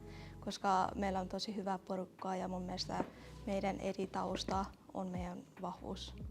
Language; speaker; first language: Finnish; non-native, fluent; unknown